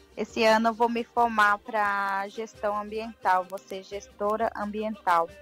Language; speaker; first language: Portuguese; non-native, local second language; Guarani